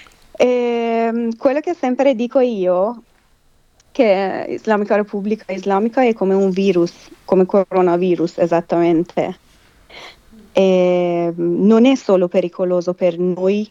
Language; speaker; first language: Italian; non-native, fluent; Persian